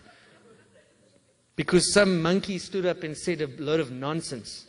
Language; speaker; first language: English; native; English